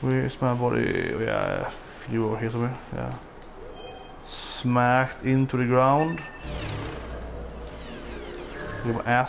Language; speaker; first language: English; non-native, fluent; Swedish